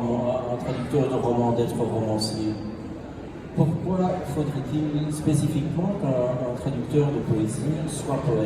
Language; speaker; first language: French; native; French